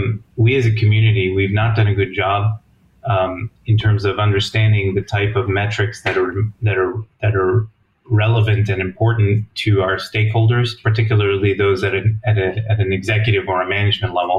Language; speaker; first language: English; native; English